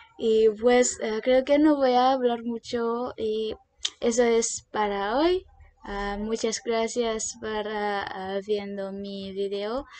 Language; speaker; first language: Spanish; non-native, learner; Indonesian